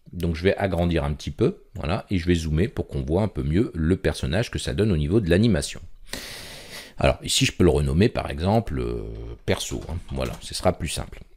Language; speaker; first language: French; native; French